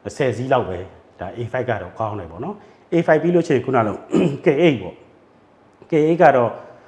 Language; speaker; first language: Burmese; native; Burmese